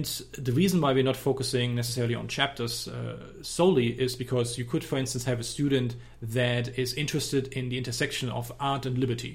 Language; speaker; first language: English; non-native, fluent; German